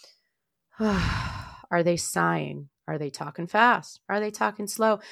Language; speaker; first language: English; non-native, fluent; Romanian